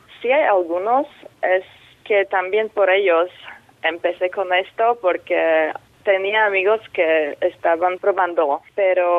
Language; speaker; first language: Spanish; non-native, fluent; Slovak